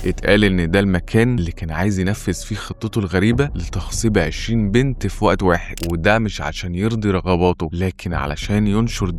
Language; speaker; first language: Arabic; native; Arabic